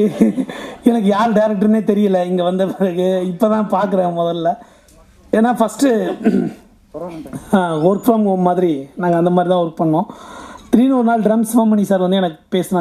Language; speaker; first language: Tamil; native; Tamil